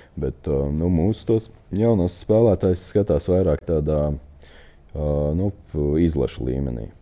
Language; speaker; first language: Latvian; native; Latvian